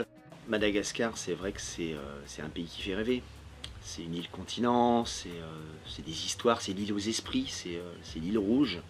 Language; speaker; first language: French; native; French